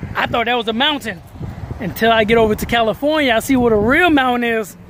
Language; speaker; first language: English; native; English